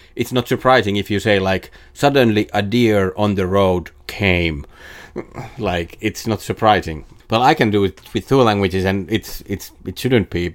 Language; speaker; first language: English; non-native, fluent; Finnish